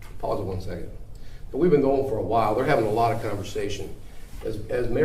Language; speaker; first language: English; native; English